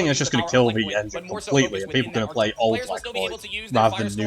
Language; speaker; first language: English; native; English